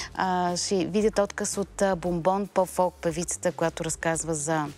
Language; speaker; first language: Bulgarian; native; Bulgarian